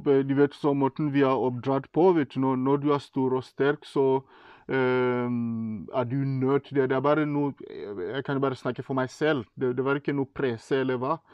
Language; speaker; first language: Norwegian; non-native, fluent; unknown